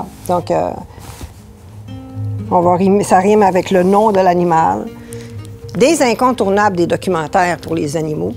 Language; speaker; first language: French; native; French